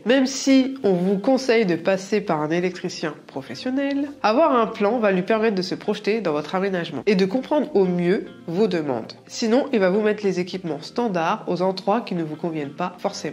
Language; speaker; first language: French; native; French